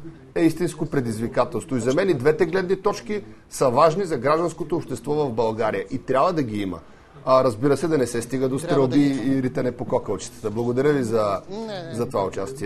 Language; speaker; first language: Bulgarian; native; Bulgarian